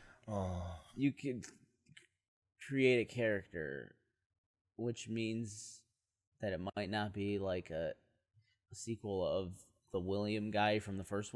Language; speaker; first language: English; native; English